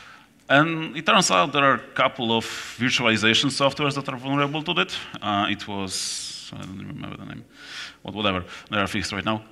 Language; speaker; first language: English; non-native, fluent; Polish